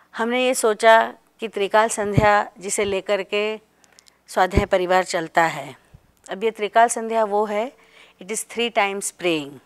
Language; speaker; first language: Hindi; non-native, local second language; Marathi